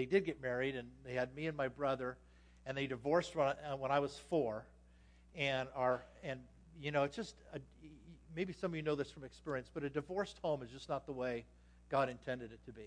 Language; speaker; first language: English; native; English